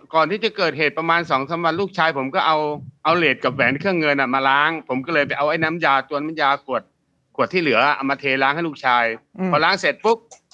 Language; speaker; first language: Thai; native; Thai